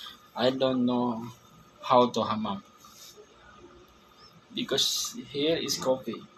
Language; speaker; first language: English; non-native, learner; Filipino